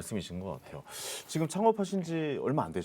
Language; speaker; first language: Korean; native; Korean